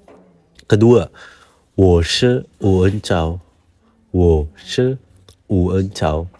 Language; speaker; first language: Chinese; non-native, fluent; Indonesian